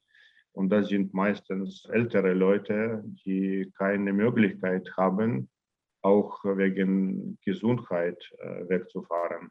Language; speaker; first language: German; non-native, learner; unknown